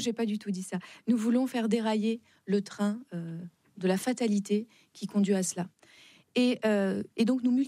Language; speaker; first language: French; native; French